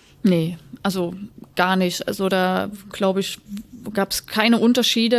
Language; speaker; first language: German; native; German